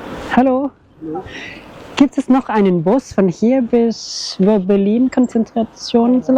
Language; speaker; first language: German; non-native, learner; Khmer